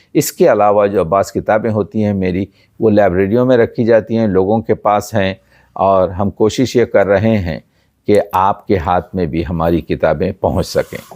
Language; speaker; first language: Urdu; native; Urdu